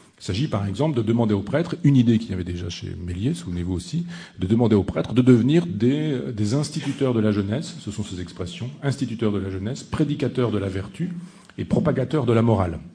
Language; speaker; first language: French; native; French